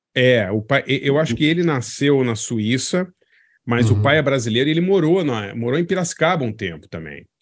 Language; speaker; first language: Portuguese; native; Portuguese